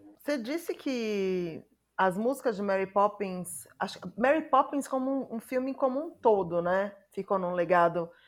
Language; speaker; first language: Portuguese; native; Portuguese